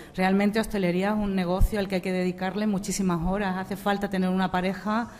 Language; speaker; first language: Spanish; native; Spanish